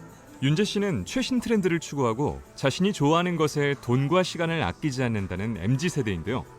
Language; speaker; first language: Korean; native; Korean